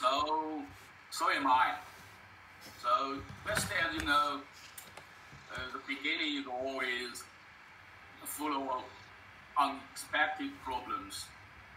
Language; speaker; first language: English; non-native, fluent; Chinese